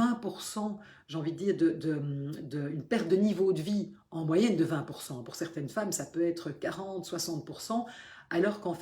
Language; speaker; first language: French; native; French